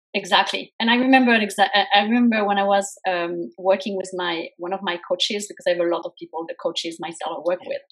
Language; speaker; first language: English; non-native, fluent; French